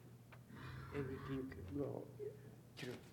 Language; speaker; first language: English; non-native, learner; Bulgarian